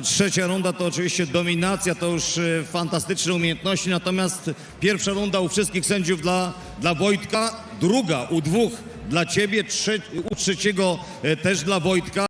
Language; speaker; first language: Polish; native; Polish